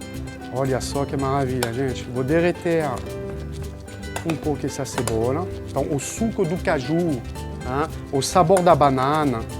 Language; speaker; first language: Portuguese; non-native, fluent; French